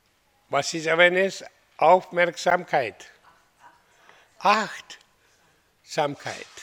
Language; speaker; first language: German; non-native, learner; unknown